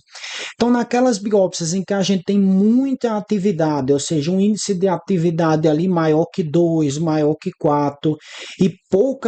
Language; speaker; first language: Portuguese; native; Portuguese